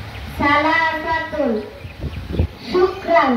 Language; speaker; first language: Arabic; non-native, learner; Bangla